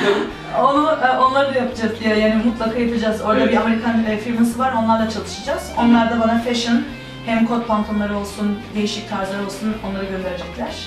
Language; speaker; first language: Turkish; early bilingual, heritage; Turkish